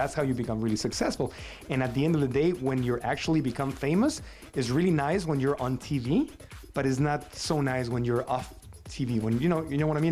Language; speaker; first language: English; non-native, fluent; Spanish